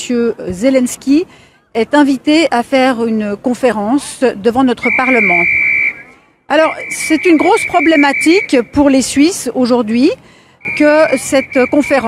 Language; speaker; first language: French; native; French